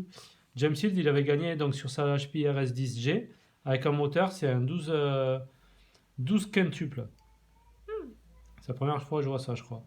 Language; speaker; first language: French; native; French